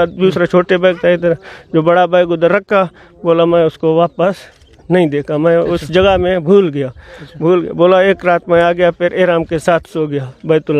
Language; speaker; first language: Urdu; non-native, local second language; Baluchi